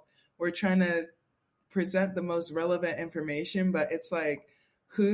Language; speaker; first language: English; native; English